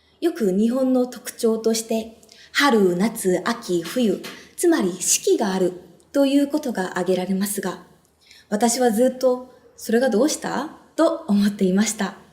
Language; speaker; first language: Japanese; non-native, fluent; Korean